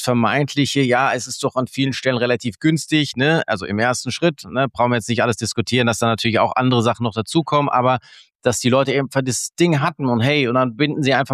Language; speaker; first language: German; native; German